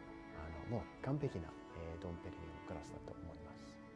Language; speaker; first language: Japanese; non-native, fluent; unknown